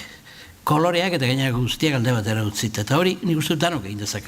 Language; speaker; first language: Basque; native; Basque